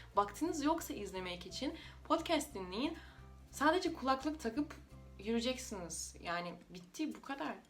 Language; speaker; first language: Turkish; non-native, fluent; Russian